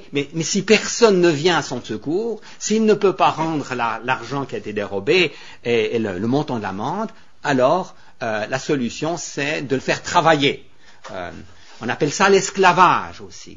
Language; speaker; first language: French; native; French